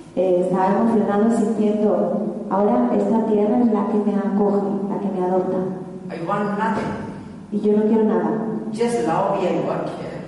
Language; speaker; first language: Spanish; non-native, fluent; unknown